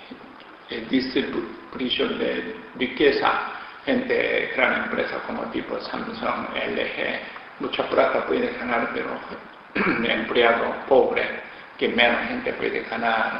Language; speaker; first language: Spanish; non-native, learner; Korean